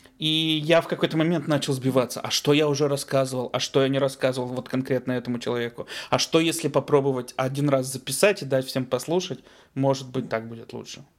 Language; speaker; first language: Russian; native; Russian